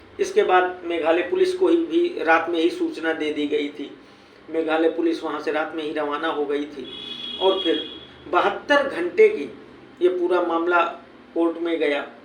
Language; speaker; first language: Hindi; native; Hindi